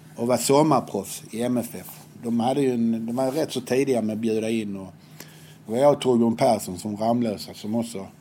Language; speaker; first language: Swedish; native; Swedish